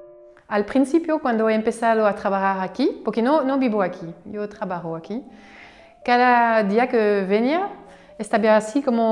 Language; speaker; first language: Spanish; non-native, fluent; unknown